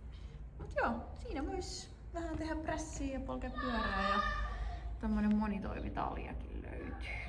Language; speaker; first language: Finnish; native; Finnish